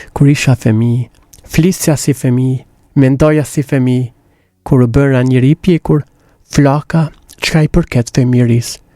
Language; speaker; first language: Albanian; native; Albanian